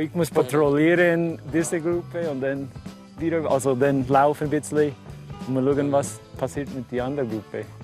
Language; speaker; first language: German; non-native, learner; English